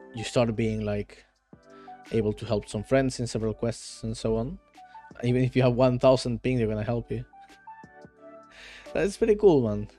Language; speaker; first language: English; non-native, fluent; Spanish